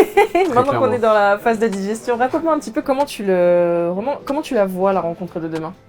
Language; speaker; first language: French; native; French